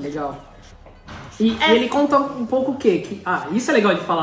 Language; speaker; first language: Portuguese; native; Portuguese